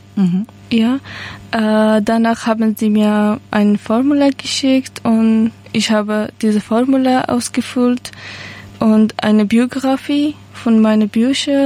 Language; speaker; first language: German; non-native, learner; Persian